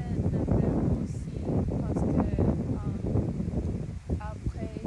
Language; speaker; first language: French; non-native, learner; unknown